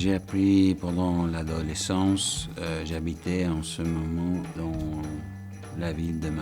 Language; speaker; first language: French; non-native, fluent; English